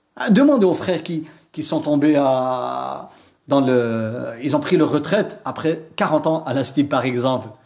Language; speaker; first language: French; non-native, local second language; Arabic